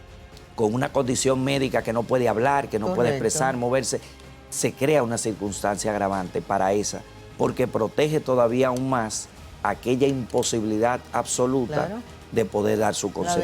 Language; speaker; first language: Spanish; native; Spanish